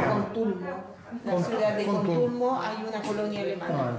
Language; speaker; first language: Italian; early bilingual, heritage; Spanish